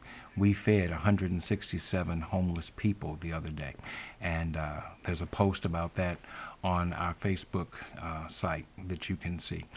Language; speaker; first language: English; native; English